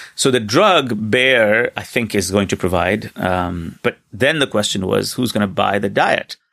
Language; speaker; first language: English; non-native, local second language; Hindi